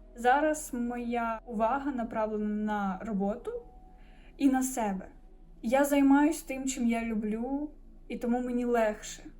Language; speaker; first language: Ukrainian; native; Ukrainian